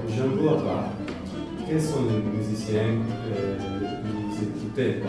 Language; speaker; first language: French; non-native, fluent; Italian